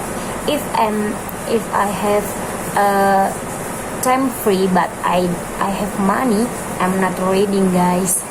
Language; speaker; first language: English; non-native, learner; Indonesian